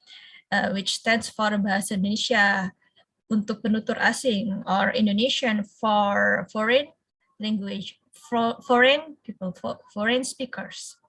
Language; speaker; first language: English; non-native, fluent; Indonesian